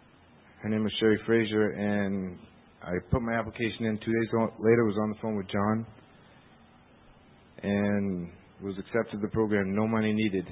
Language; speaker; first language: English; native; English